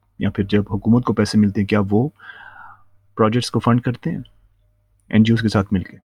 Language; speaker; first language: Urdu; native; Urdu